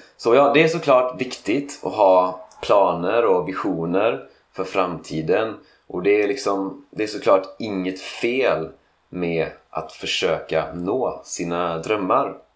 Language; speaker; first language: Swedish; native; Swedish